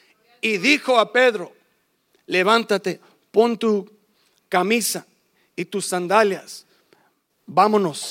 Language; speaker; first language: Spanish; early bilingual, heritage; English